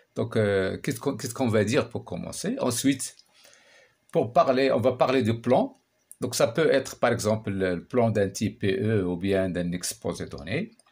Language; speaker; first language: French; non-native, local second language; Arabic